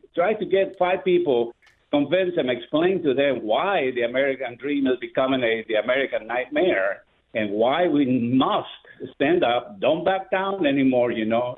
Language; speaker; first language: English; non-native, fluent; Spanish